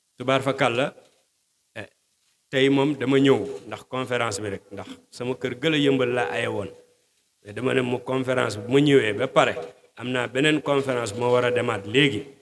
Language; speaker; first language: Wolof; native; Wolof